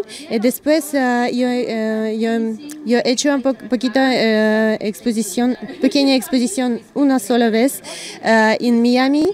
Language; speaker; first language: Spanish; non-native, learner; Russian